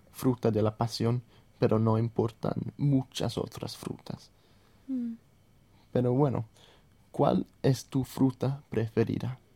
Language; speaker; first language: Spanish; non-native, fluent; English